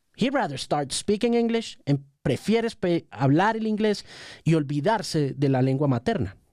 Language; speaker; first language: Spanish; native; Spanish